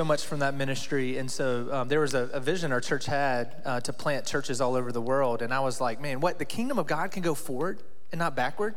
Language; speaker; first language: English; native; English